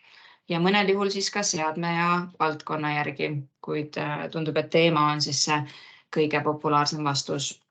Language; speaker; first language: Estonian; native; Estonian